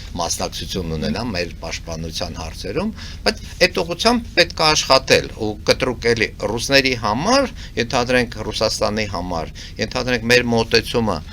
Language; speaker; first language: Armenian; native; Armenian